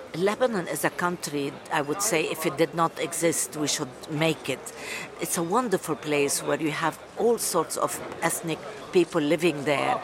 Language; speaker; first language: English; non-native, fluent; Arabic